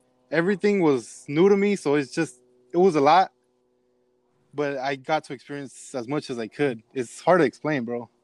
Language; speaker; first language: English; early bilingual, other home language; Spanish